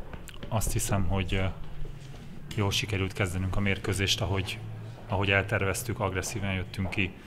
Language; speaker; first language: Hungarian; native; Hungarian